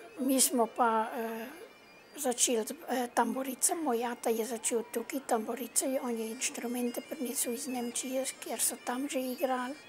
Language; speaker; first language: Slovenian; early bilingual, heritage; Slovenian